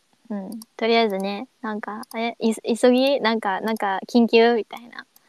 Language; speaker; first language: Japanese; early bilingual, other home language; English